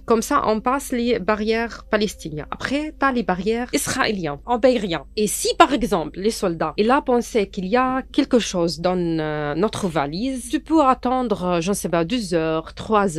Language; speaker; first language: French; non-native, fluent; Arabic